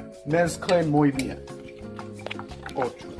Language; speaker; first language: Spanish; non-native, learner; English